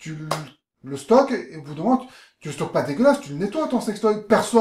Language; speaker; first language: French; native; French